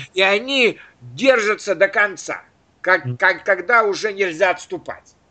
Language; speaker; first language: Russian; native; Russian